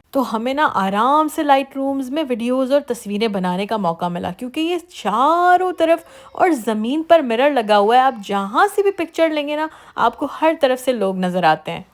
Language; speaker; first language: Urdu; native; Urdu